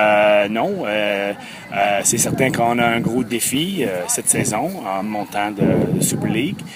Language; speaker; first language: French; non-native, fluent; English